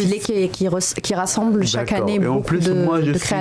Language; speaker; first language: French; native; French